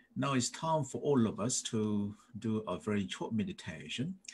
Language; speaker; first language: English; non-native, fluent; Thai